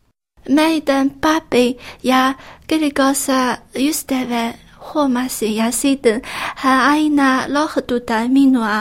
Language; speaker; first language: Finnish; non-native, learner; Chinese